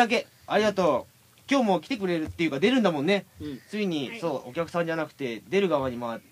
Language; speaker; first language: Japanese; native; Japanese